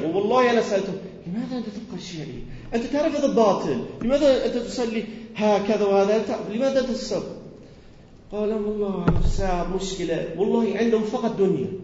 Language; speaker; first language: Arabic; non-native, learner; Persian